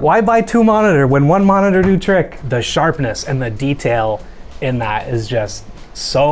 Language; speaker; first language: English; native; English